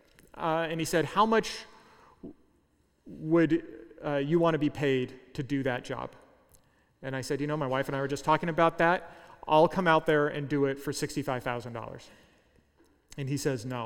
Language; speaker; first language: English; native; English